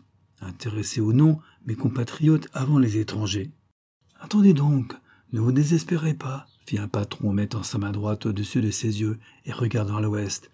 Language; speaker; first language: French; native; French